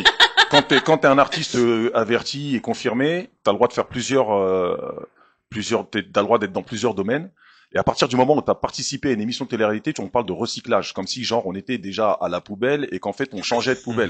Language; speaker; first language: French; native; French